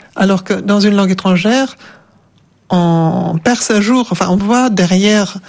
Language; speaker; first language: French; non-native, fluent; German